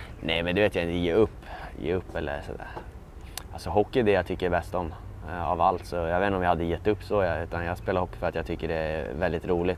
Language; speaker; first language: Swedish; native; Swedish